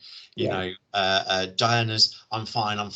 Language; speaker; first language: English; native; English